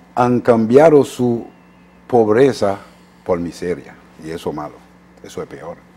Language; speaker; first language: Spanish; non-native, fluent; Haitian Creole